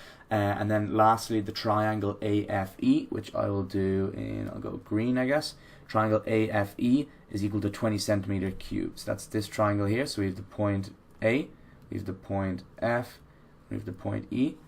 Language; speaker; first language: English; native; English